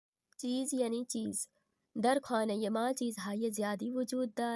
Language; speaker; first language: Persian; non-native, fluent; Urdu